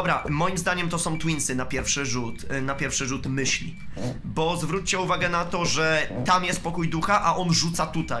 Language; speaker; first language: Polish; native; Polish